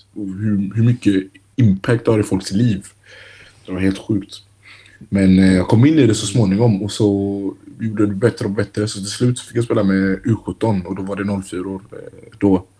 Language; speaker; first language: Swedish; early bilingual, other home language; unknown